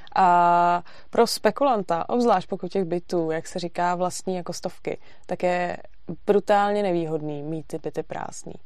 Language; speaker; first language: Czech; native; Czech